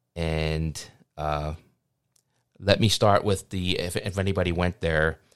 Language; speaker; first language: English; native; English